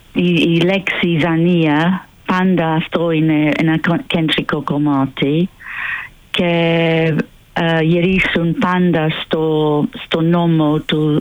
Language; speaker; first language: Greek; non-native, fluent; English